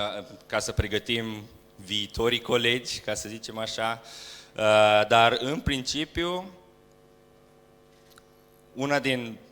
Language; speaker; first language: Romanian; native; Romanian